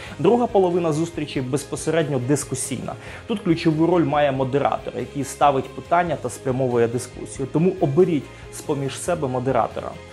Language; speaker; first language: Ukrainian; native; Ukrainian